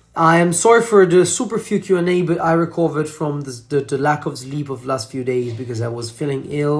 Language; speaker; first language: English; non-native, fluent; Italian